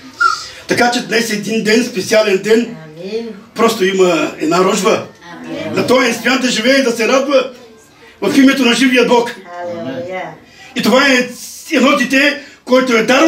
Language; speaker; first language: Bulgarian; non-native, local second language; Romany